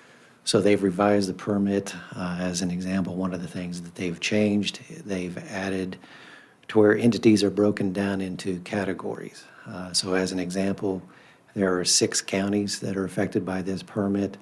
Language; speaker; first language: English; native; English